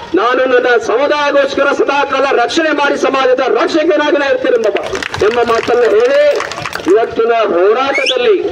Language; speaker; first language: Kannada; non-native, local second language; Lambadi